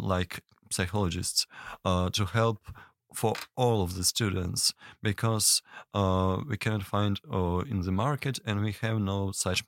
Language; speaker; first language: English; non-native, learner; Russian